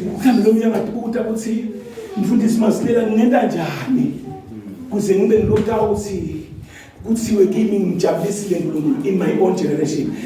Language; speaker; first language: Zulu; non-native, local second language; Swati